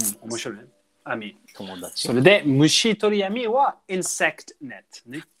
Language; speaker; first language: Japanese; non-native, learner; English